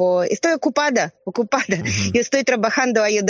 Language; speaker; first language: Spanish; non-native, learner; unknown